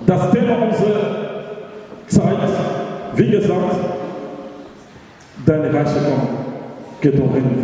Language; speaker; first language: German; non-native, learner; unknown